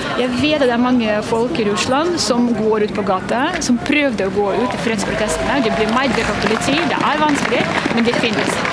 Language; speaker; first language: Norwegian; non-native, fluent; Russian